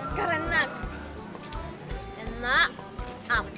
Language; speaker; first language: Indonesian; non-native, learner; Japanese